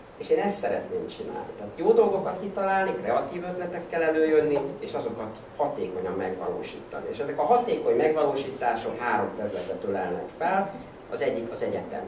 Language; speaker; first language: Hungarian; native; Hungarian